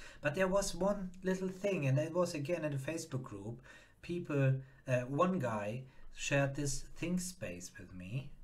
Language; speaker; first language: English; non-native, fluent; German